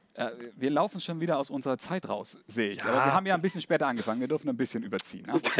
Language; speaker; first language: German; native; German